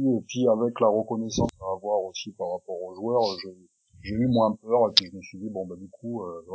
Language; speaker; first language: French; native; French